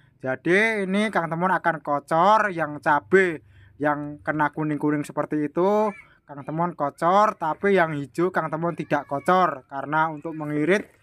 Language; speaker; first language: Indonesian; non-native, local second language; Javanese